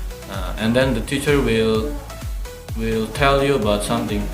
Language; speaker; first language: English; non-native, learner; Indonesian